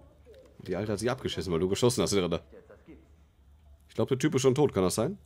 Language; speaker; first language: German; native; German